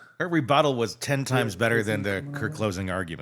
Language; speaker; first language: English; native; English